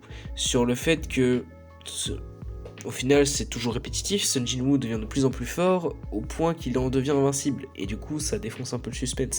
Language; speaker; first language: French; native; French